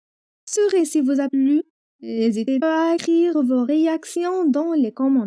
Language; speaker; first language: French; non-native, local second language; Arabic